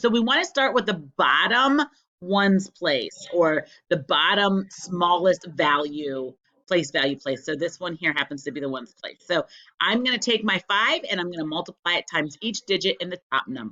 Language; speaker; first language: English; native; English